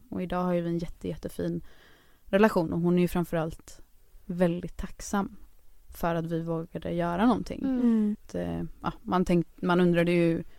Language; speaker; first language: Swedish; native; Swedish